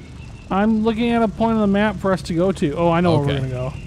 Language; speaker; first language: English; native; English